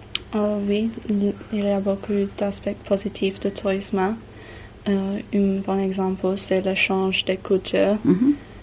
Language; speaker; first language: French; non-native, learner; English